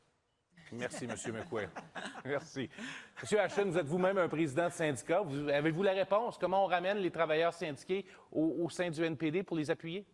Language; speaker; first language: French; native; French